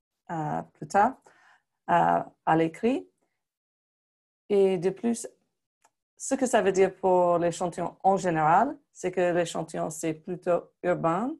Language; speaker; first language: French; non-native, fluent; English